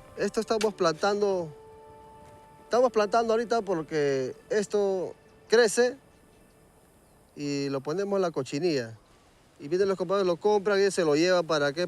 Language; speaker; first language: Spanish; native; Spanish